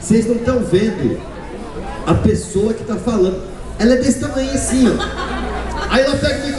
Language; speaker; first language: Portuguese; native; Portuguese